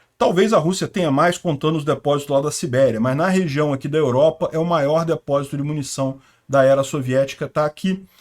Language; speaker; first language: Portuguese; native; Portuguese